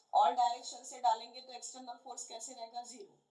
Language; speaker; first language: Hindi; non-native, local second language; Marathi